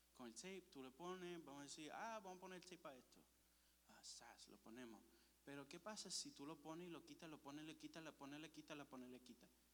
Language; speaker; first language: Spanish; early bilingual, heritage; Spanish